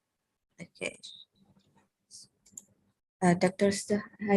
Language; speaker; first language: English; non-native, learner; Indonesian